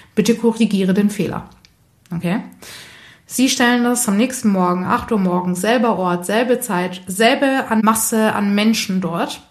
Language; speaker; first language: German; early bilingual, other home language; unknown